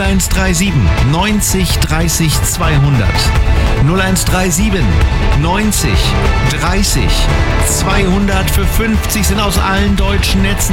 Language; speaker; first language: German; native; German